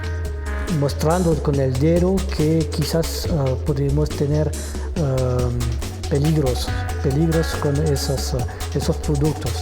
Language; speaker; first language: Spanish; non-native, fluent; French